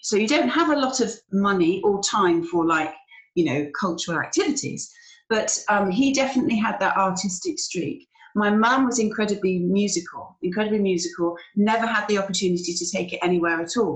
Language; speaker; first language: English; native; English